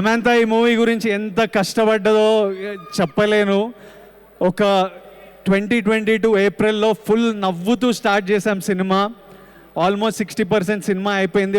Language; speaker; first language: Telugu; native; Telugu